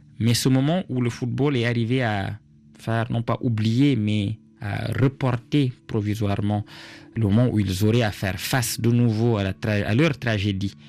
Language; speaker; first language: French; non-native, local second language; Serer